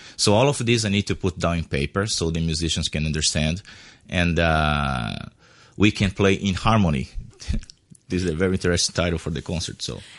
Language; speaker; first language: English; non-native, fluent; Portuguese